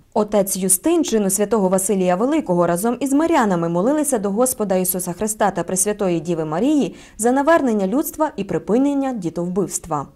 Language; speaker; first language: Ukrainian; native; Ukrainian